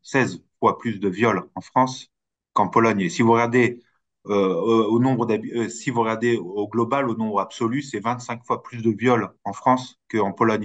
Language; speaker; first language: French; native; French